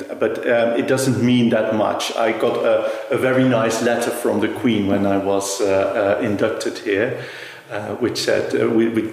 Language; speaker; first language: English; non-native, fluent; Dutch